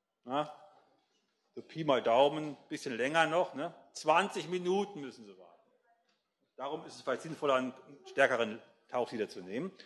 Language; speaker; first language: German; native; German